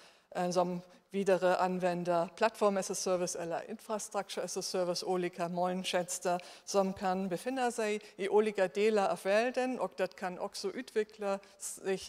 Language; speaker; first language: Swedish; non-native, fluent; German